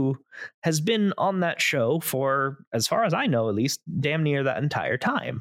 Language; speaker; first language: English; native; English